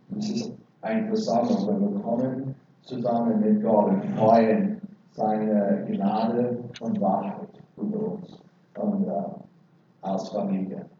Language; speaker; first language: German; non-native, learner; English